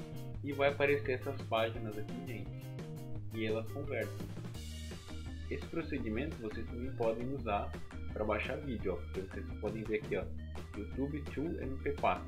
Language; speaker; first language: Portuguese; native; Portuguese